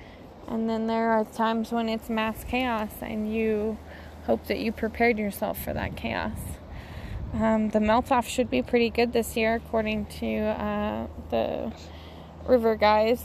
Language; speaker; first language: English; native; English